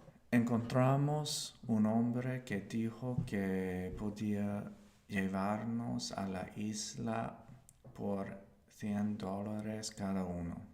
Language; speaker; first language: Spanish; non-native, learner; English